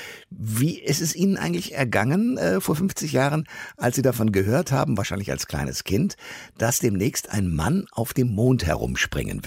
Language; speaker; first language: German; native; German